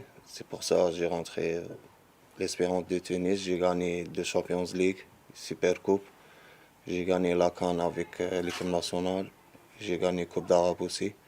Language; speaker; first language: French; non-native, local second language; Arabic